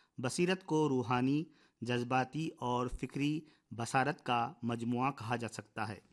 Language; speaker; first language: Urdu; native; Urdu